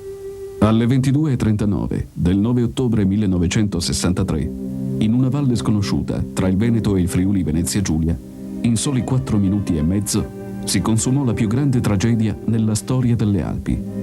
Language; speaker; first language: Italian; native; Italian